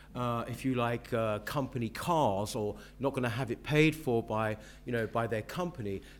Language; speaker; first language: English; native; English